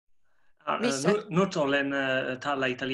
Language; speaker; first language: Finnish; non-native, learner; Italian